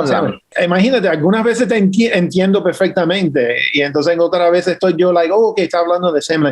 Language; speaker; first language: Spanish; early bilingual, heritage; English